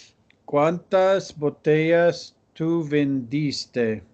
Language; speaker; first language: Spanish; non-native, learner; English